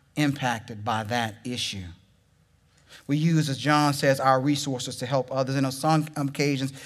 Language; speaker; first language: English; native; English